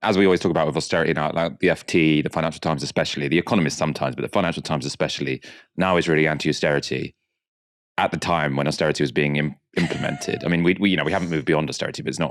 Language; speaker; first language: English; native; English